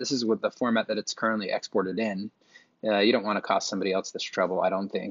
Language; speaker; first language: English; native; English